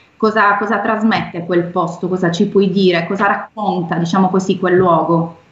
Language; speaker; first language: Italian; native; Italian